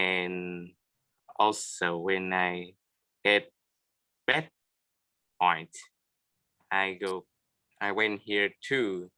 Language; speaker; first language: English; non-native, learner; Vietnamese